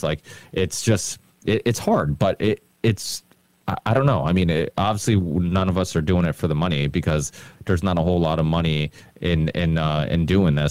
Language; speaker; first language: English; native; English